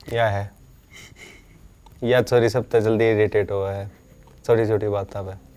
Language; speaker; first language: Hindi; native; Hindi